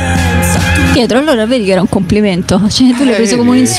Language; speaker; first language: Italian; native; Italian